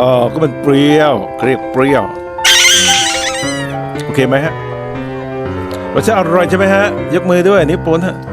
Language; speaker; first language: Thai; native; Thai